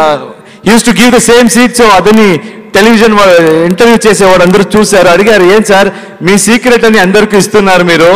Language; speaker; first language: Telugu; non-native, learner; Kannada